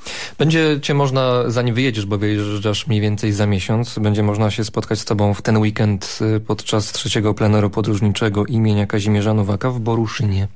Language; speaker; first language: Polish; native; Polish